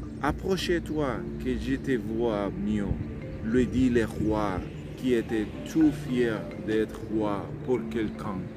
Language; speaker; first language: French; non-native, learner; Spanish